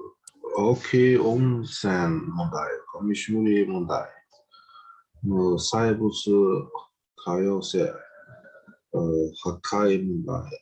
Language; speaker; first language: Japanese; non-native, learner; Chinese